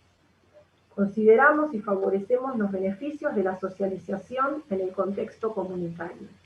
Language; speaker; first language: Spanish; native; Spanish